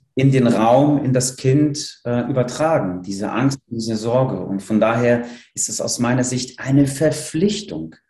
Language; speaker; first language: German; early bilingual, other home language; Polish